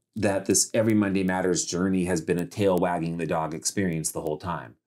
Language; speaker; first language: English; native; English